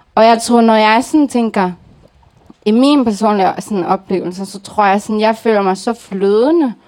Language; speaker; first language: Danish; early bilingual, other home language; Japanese